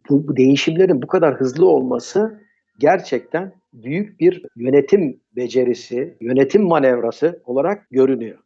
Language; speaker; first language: Turkish; early bilingual, heritage; Turkish